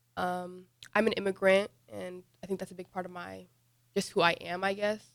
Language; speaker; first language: English; native; English